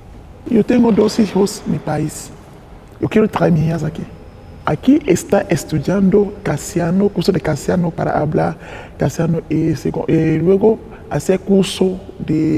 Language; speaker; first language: Spanish; non-native, learner; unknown